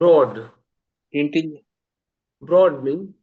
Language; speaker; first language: English; non-native, learner; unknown